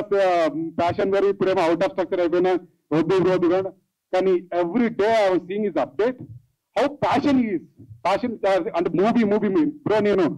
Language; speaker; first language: Telugu; native; Telugu